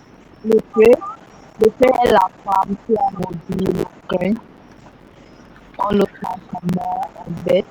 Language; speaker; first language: French; non-native, learner; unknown